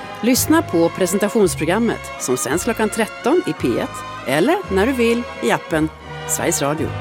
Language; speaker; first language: Swedish; native; Swedish